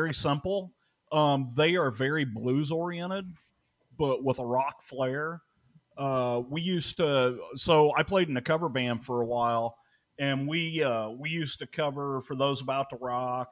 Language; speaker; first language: English; native; English